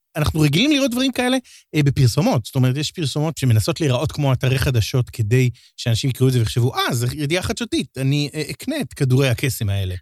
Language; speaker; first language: Hebrew; native; Hebrew